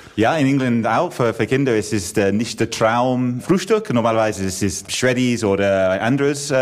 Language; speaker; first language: German; non-native, learner; English